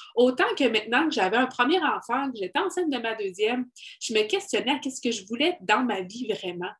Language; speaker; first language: French; native; French